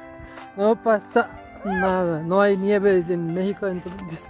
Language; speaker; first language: Spanish; non-native, learner; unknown